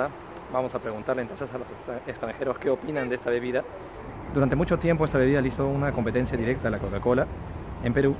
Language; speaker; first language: Spanish; native; Spanish